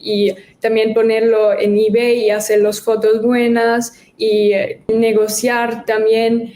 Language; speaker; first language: Spanish; early bilingual, heritage; German